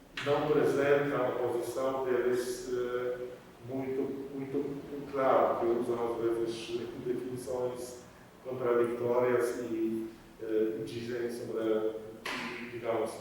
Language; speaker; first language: Portuguese; non-native, fluent; Polish